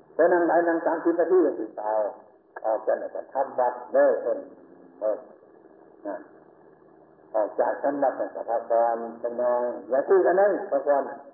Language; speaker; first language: Thai; native; Thai